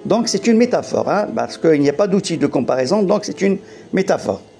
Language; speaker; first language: French; non-native, local second language; Arabic